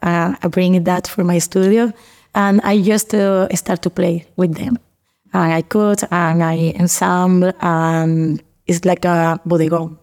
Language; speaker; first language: English; non-native, learner; Spanish